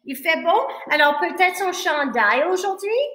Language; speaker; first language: French; non-native, fluent; English